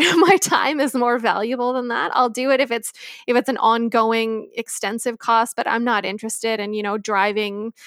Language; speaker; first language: English; native; English